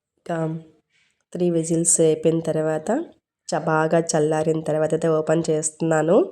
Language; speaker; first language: Telugu; non-native, local second language; Urdu